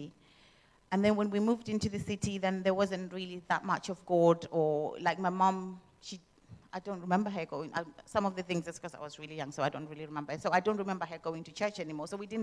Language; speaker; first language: English; non-native, local second language; Shona